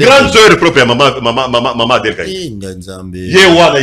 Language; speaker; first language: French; non-native, local second language; Lingala